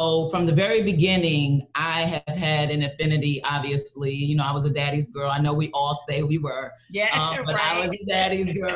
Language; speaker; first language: English; native; English